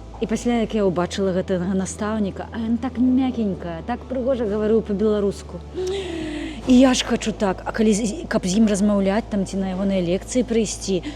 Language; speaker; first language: Belarusian; non-native, local second language; Russian